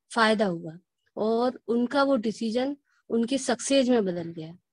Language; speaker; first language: Hindi; native; Hindi